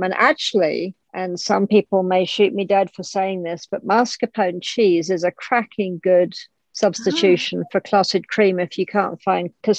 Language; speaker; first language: English; native; English